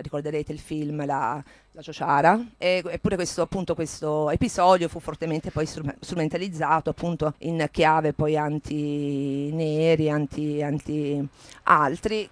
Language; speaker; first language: Italian; native; Italian